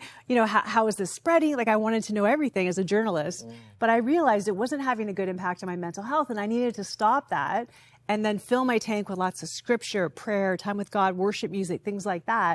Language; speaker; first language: English; native; English